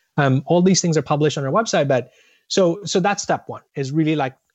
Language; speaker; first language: English; non-native, local second language; Tamil